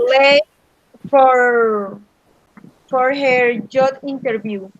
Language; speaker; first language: English; non-native, learner; Spanish